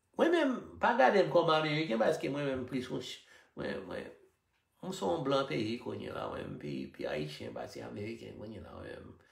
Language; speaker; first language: Haitian Creole; non-native, fluent; English